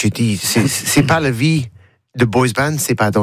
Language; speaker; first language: French; non-native, learner; English